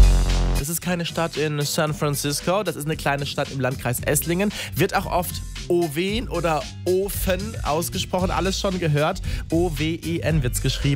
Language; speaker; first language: German; native; German